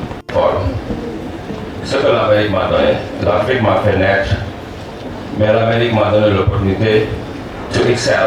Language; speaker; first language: French; non-native, local second language; Wolof